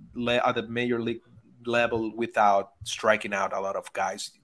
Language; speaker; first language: English; non-native, fluent; Spanish